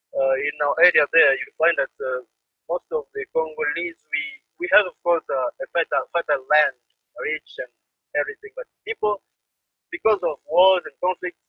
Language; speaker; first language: English; non-native, fluent; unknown